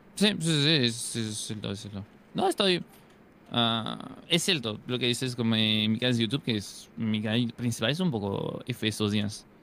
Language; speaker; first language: Spanish; non-native, fluent; French